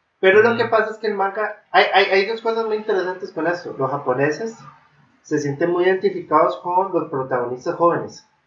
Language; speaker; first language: Spanish; native; Spanish